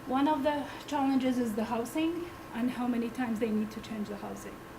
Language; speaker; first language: English; non-native, learner; Arabic